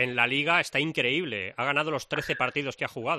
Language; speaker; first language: Spanish; native; Spanish